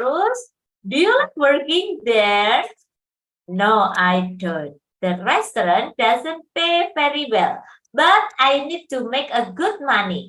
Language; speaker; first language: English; non-native, fluent; Indonesian